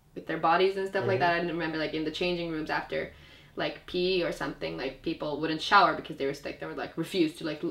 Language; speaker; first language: English; non-native, fluent; Finnish